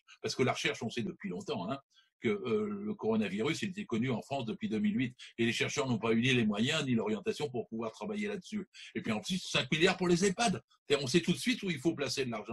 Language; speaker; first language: French; native; French